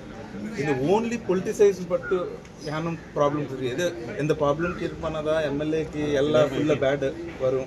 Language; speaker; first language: Tamil; non-native, local second language; Telugu